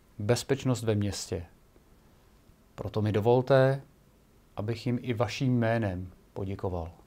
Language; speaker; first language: Czech; native; Czech